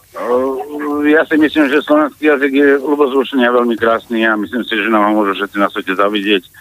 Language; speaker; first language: Slovak; native; Slovak